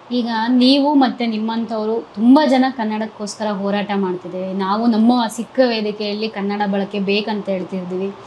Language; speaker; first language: Kannada; native; Kannada